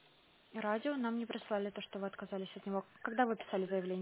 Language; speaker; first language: Russian; native; Russian